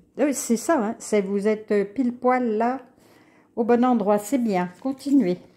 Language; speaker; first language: French; native; French